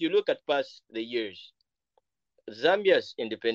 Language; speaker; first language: English; non-native, local second language; Bemba